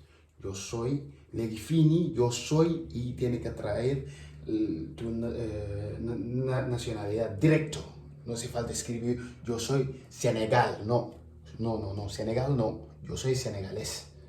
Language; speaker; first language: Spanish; non-native, learner; Wolof